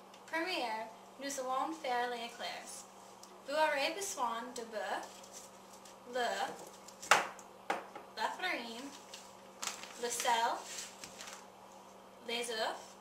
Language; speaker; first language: French; non-native, learner; English